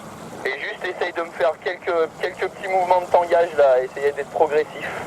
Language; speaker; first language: French; native; French